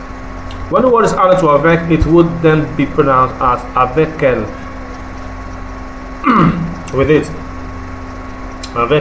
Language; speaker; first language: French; non-native, learner; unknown